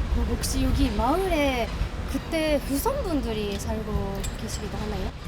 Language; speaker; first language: Korean; non-native, fluent; Japanese